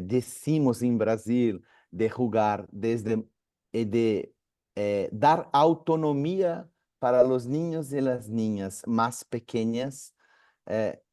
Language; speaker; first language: Spanish; non-native, learner; Portuguese